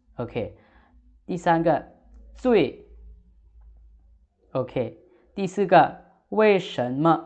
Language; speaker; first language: Chinese; non-native, fluent; Lao